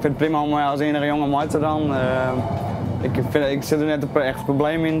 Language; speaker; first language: Dutch; non-native, local second language; Western Frisian